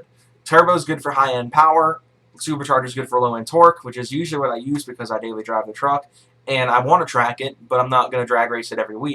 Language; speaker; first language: English; native; English